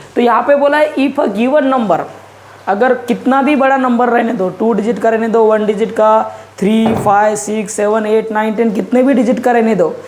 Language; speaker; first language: Hindi; non-native, local second language; Marathi